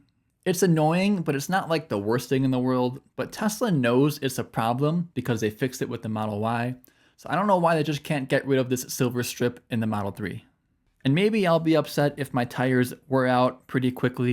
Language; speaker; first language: English; native; English